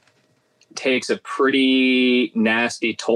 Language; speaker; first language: English; native; English